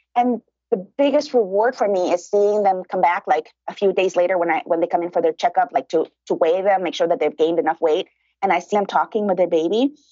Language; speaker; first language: English; early bilingual, other home language; Spanish